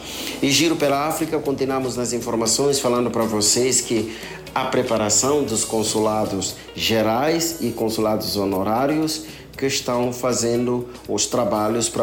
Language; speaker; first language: Portuguese; non-native, local second language; Upper Guinea Crioulo